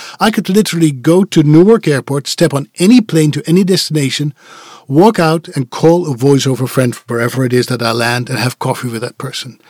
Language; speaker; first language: English; non-native, fluent; Dutch